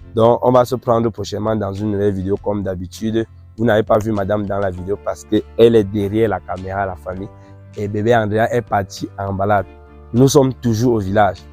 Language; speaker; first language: French; non-native, local second language; Ghomala